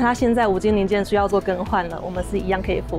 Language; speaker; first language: Chinese; native; Chinese